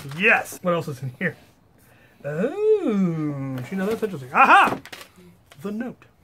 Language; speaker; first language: English; native; English